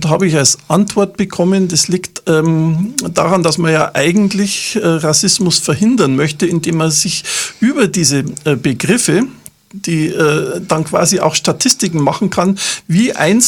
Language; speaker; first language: German; native; German